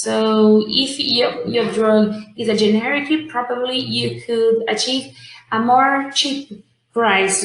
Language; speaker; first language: English; non-native, fluent; Portuguese